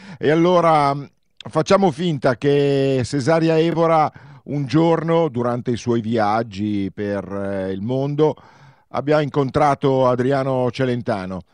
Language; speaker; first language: Italian; native; Italian